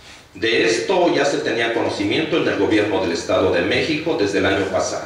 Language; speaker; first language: Spanish; native; Spanish